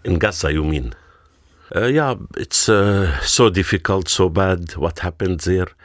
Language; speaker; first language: English; non-native, learner; Arabic